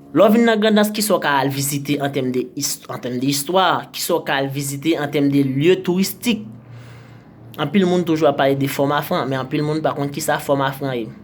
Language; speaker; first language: Haitian Creole; native; Haitian Creole